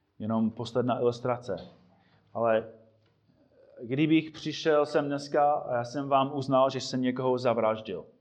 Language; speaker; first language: Czech; non-native, fluent; English